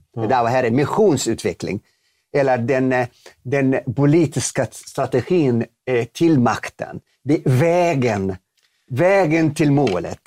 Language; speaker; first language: Swedish; non-native, fluent; Arabic